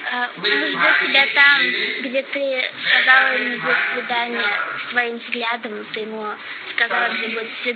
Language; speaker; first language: Russian; native; Russian